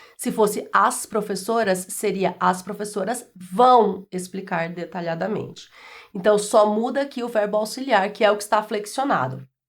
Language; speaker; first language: Portuguese; native; Portuguese